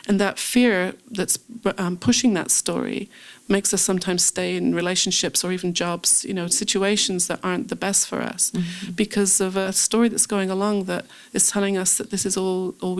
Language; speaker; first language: English; native; English